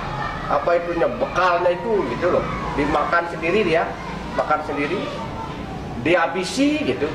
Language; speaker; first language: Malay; non-native, local second language; Balinese